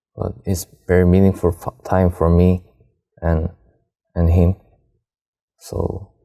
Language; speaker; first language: English; non-native, learner; Korean